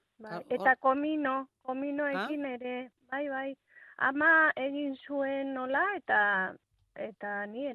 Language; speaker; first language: Basque; non-native, local second language; Spanish